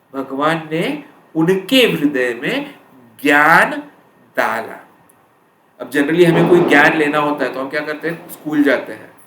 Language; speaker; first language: Hindi; non-native, local second language; Marathi